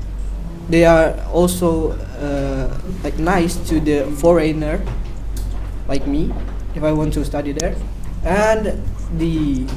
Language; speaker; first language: English; non-native, learner; Indonesian